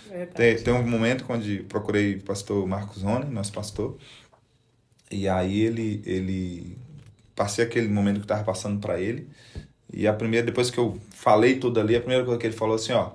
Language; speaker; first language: Portuguese; native; Portuguese